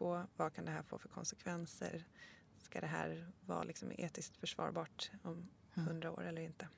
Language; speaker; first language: Swedish; native; Swedish